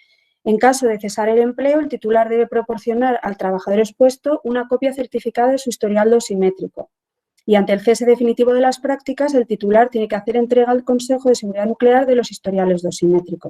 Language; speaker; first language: Spanish; native; Spanish